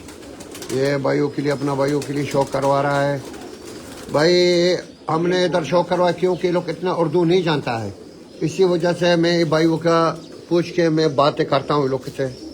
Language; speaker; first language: Hindi; non-native, learner; Arabic